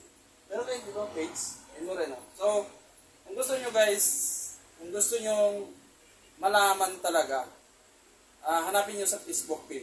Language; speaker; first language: Filipino; native; Filipino